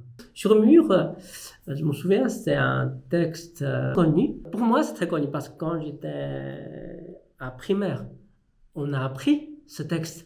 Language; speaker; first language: French; non-native, fluent; Chinese